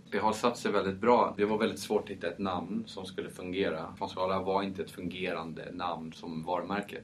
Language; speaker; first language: Swedish; early bilingual, heritage; Swedish